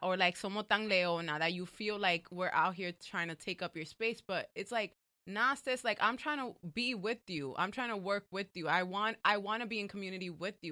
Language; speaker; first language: English; early bilingual, other home language; Spanish